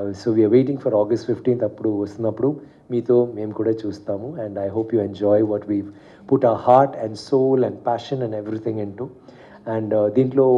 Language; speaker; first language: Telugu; non-native, learner; Tamil